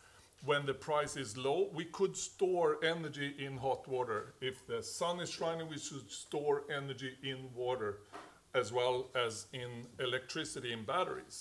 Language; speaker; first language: English; non-native, fluent; Swedish